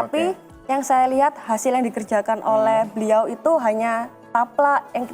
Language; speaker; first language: Indonesian; native; Indonesian